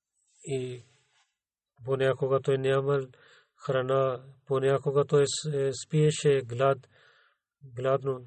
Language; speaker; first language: Bulgarian; non-native, learner; Urdu